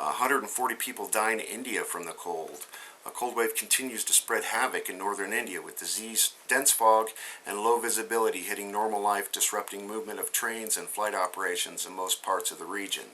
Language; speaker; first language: English; native; English